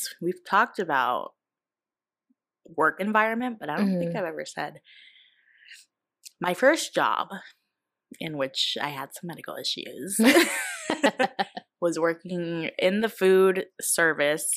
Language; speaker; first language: English; native; English